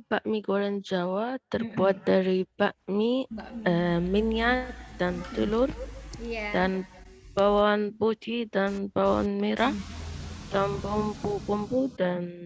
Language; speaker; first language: Indonesian; non-native, learner; Arabic